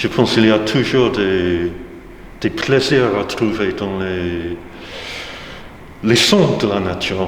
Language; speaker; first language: French; non-native, fluent; English